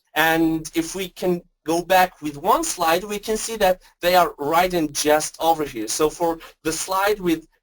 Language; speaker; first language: English; non-native, fluent; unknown